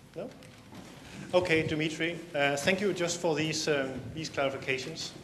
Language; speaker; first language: English; non-native, fluent; Danish